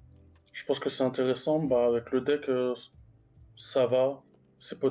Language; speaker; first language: French; native; French